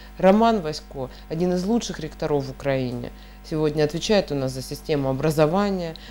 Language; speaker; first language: Russian; native; Russian